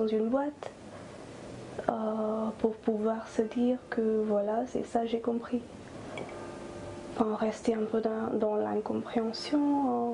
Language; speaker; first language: French; non-native, fluent; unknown